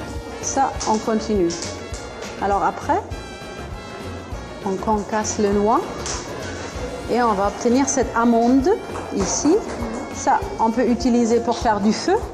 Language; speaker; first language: French; non-native, fluent; German